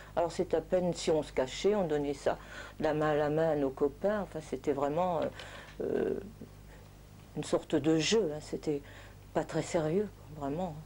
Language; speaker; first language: French; native; French